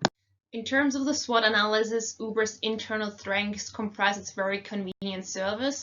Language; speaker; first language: English; non-native, fluent; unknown